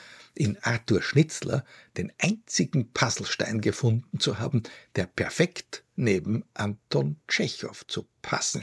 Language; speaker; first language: German; native; German